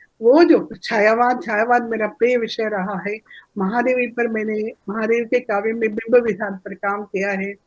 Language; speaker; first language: Hindi; non-native, local second language; Telugu